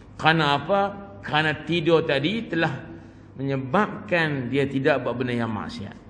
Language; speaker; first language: Malay; native; Malay